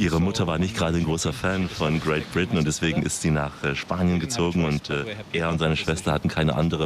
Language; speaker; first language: German; native; German